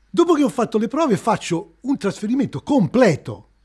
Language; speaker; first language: Italian; native; Italian